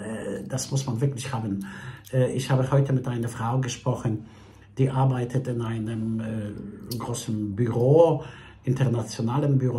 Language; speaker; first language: German; non-native, fluent; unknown